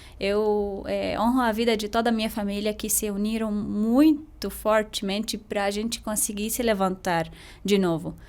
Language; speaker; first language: Portuguese; non-native, fluent; Arabic